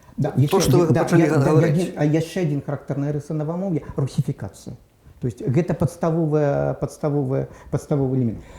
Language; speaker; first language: Belarusian; non-native, local second language; Russian